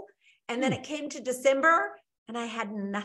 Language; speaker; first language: English; native; English